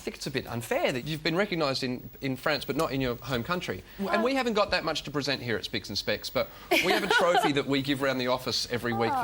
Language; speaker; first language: English; native; English